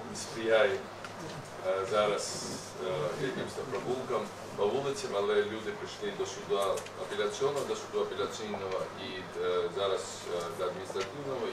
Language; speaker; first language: Ukrainian; non-native, local second language; Russian